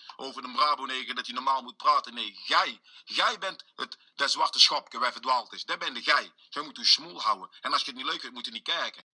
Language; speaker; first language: Dutch; early bilingual, other home language; Sranan Tongo